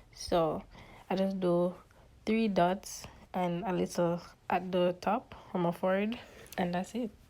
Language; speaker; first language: English; native; English